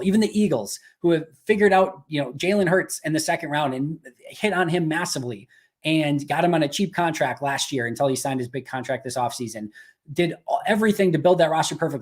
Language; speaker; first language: English; native; English